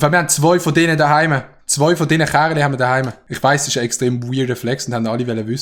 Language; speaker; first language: German; native; German